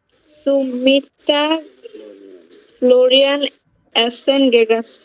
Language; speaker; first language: German; non-native, learner; Bangla